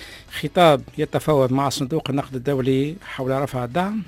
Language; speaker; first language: Arabic; native; Arabic